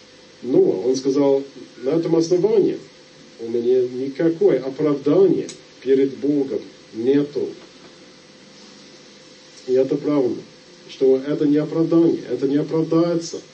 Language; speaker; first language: Russian; non-native, fluent; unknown